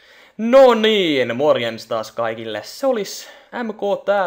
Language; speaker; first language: Finnish; native; Finnish